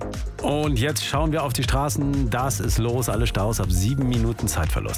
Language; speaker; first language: German; native; German